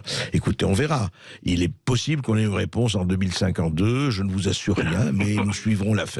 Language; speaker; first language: French; native; French